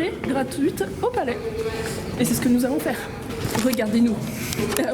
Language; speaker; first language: French; native; French